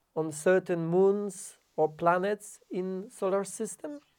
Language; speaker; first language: English; non-native, fluent; Polish